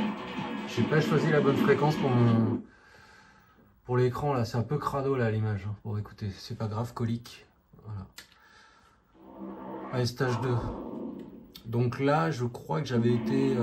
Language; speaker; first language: French; native; French